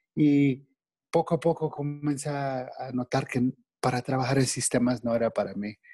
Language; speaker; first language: Spanish; non-native, fluent; English